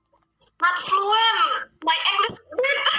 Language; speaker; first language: English; non-native, learner; Indonesian